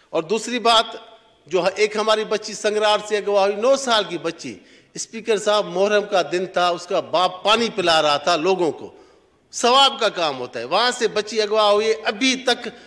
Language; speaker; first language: Urdu; non-native, local second language; Sindhi